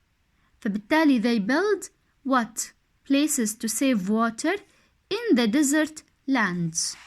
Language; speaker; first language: English; non-native, fluent; Arabic